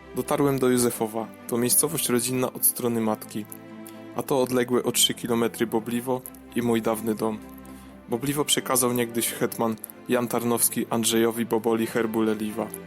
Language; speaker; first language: Polish; native; Polish